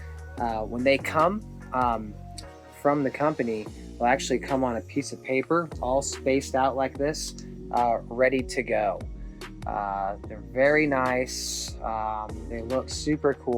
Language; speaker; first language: English; native; English